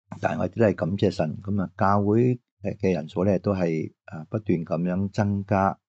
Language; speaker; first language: Cantonese; native; Cantonese